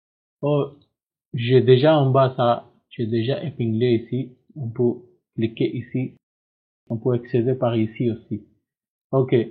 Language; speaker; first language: French; non-native, learner; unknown